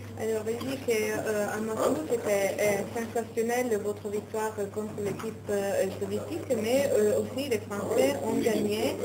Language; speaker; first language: French; non-native, fluent; Russian